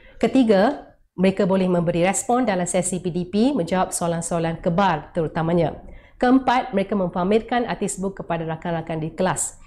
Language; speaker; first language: Malay; non-native, local second language; Tamil